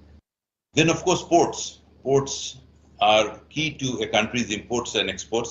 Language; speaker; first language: English; non-native, fluent; Bangla